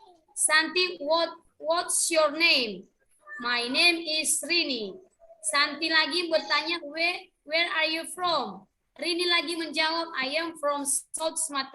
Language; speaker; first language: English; non-native, learner; Indonesian